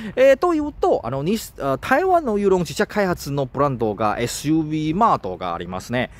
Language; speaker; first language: Japanese; non-native, learner; Chinese